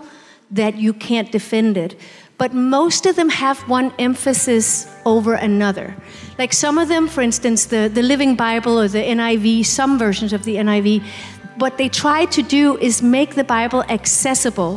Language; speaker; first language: English; non-native, fluent; Danish